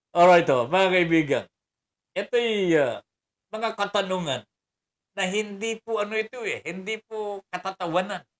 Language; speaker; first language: Filipino; native; Filipino